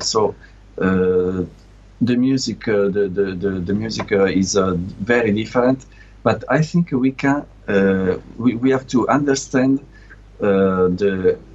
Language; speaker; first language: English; non-native, learner; Italian